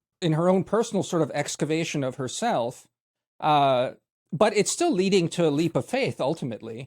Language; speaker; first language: English; native; English